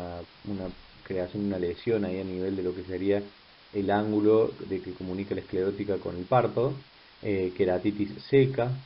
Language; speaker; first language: Spanish; native; Spanish